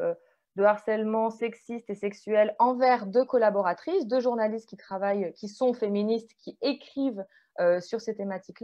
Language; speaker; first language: French; native; French